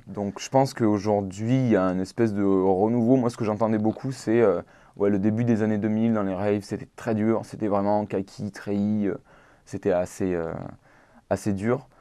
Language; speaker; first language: French; native; French